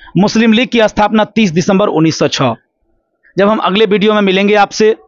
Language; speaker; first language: Hindi; native; Hindi